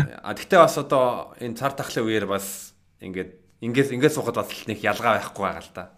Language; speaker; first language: Mongolian; early bilingual, heritage; Mongolian